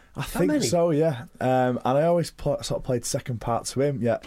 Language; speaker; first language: English; native; English